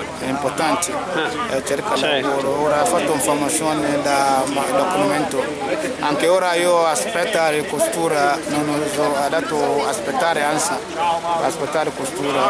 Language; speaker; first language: Italian; non-native, learner; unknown